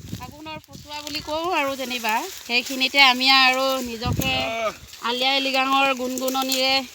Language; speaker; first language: Assamese; non-native, local second language; Mising